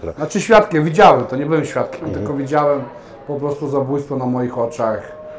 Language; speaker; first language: Polish; early bilingual, heritage; Serbian